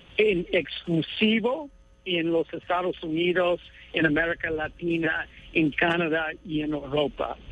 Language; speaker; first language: Spanish; non-native, fluent; English